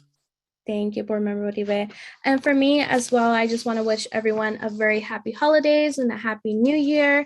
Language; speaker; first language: English; native; English